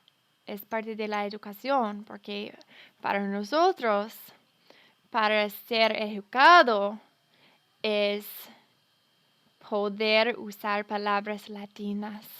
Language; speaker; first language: Spanish; non-native, fluent; English